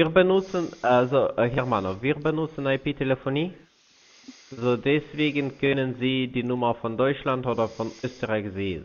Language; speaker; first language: German; non-native, fluent; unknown